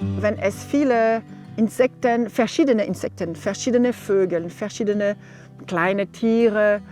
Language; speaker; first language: German; non-native, learner; French